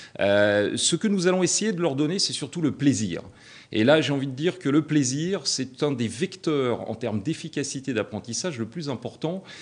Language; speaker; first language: French; native; French